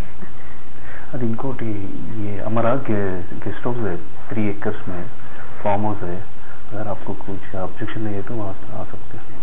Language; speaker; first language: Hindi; non-native, local second language; Telugu